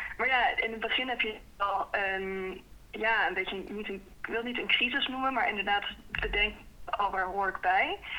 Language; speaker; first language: Dutch; early bilingual, heritage; Dutch